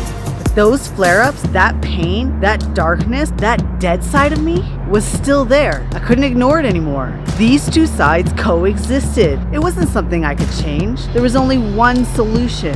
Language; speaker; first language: English; native; English